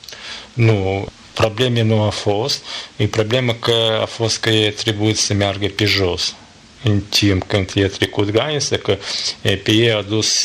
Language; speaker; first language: Romanian; non-native, learner; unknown